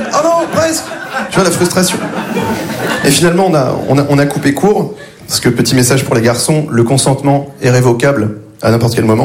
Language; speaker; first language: French; native; French